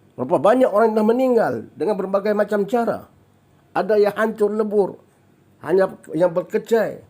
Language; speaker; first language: Malay; native; Malay